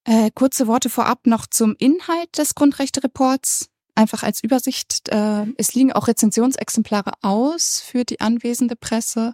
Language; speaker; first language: German; native; German